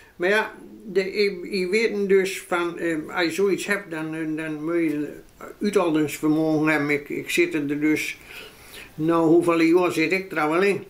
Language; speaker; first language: Dutch; native; Dutch